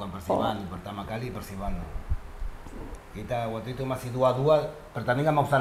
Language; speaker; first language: Indonesian; non-native, fluent; Spanish